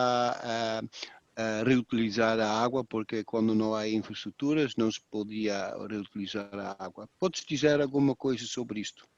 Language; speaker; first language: Portuguese; non-native, fluent; Dutch